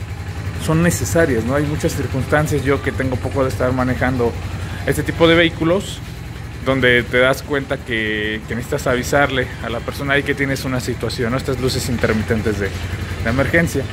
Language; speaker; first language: Spanish; native; Spanish